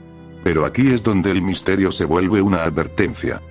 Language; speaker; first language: Spanish; native; Spanish